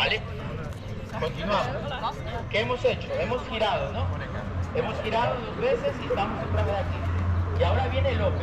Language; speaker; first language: Spanish; native; Spanish